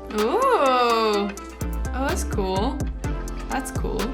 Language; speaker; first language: English; native; English